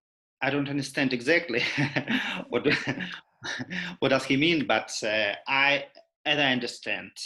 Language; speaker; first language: English; non-native, learner; Russian